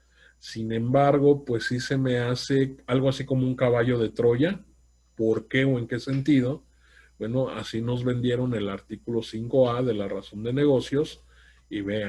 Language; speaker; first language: Spanish; native; Spanish